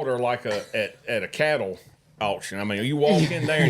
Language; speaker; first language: English; native; English